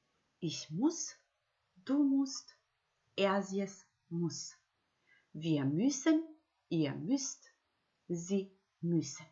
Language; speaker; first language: German; non-native, fluent; Macedonian